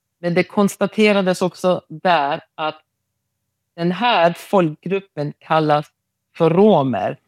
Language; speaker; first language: Swedish; non-native, local second language; Romany